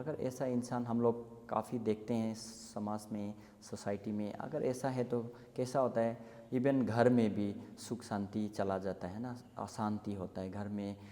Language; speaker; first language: Hindi; non-native, local second language; Assamese